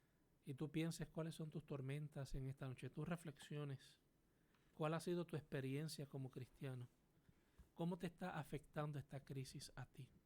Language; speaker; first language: Spanish; native; Spanish